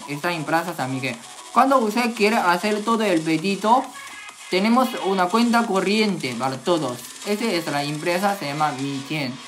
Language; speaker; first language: Spanish; non-native, learner; Chinese